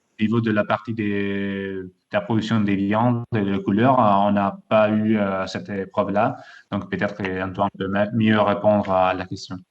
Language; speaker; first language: French; non-native, fluent; Italian